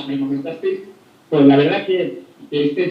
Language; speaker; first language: Spanish; native; Spanish